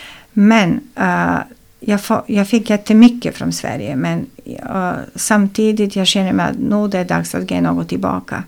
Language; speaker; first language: Swedish; non-native, fluent; Serbian